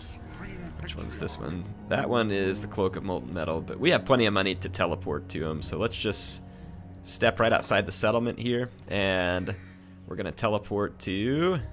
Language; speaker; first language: English; native; English